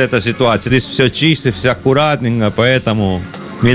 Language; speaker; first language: Russian; non-native, learner; Italian